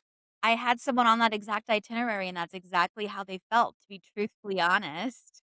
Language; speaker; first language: English; native; English